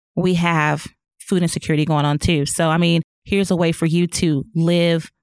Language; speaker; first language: English; native; English